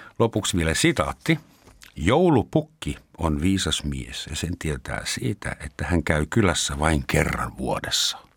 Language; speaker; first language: Finnish; non-native, fluent; German